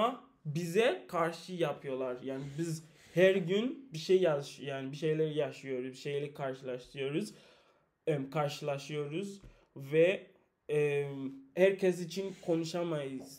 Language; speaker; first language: Turkish; non-native, learner; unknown